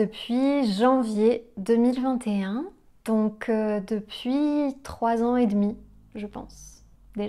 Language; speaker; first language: French; native; French